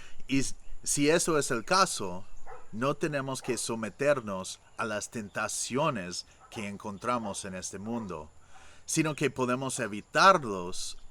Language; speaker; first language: Spanish; non-native, fluent; English